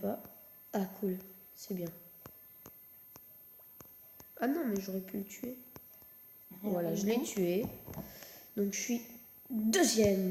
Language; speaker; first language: French; native; French